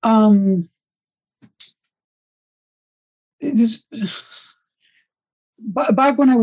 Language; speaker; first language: English; non-native, fluent; Catalan